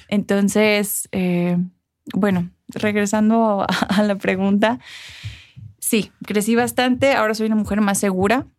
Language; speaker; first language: Spanish; early bilingual, heritage; Spanish